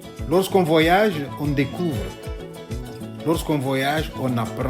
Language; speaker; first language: French; non-native, local second language; Luba-Lulua